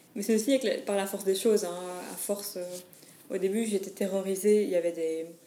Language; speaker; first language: French; native; French